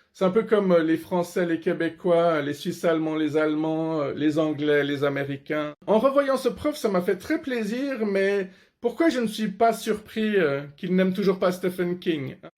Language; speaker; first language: French; non-native, fluent; Persian